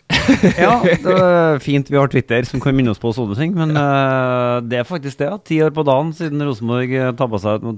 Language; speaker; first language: Norwegian; native; Norwegian